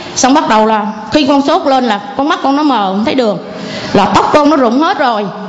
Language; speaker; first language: Vietnamese; non-native, local second language; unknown